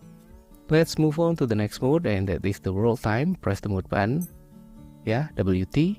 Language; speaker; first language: English; non-native, fluent; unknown